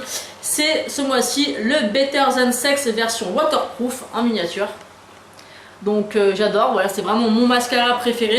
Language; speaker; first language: French; native; French